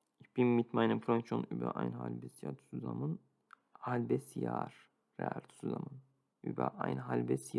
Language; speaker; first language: German; non-native, fluent; Turkish